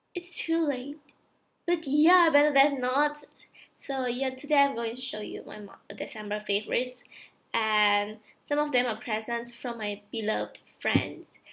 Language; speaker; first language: English; non-native, fluent; Indonesian